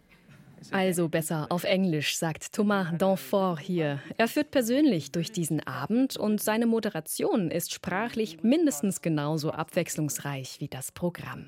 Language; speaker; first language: German; native; German